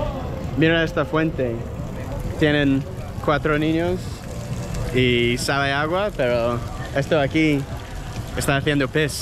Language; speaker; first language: Spanish; non-native, fluent; English